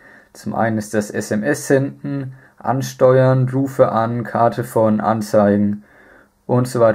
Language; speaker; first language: German; native; German